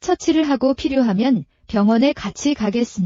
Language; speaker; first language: Korean; non-native, learner; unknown